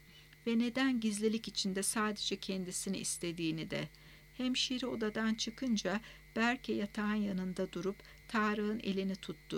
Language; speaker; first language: Turkish; native; Turkish